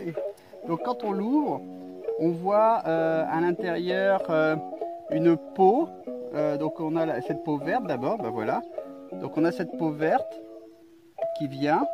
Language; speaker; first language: French; native; French